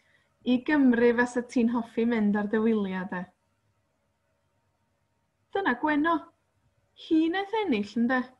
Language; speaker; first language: Welsh; non-native, fluent; Spanish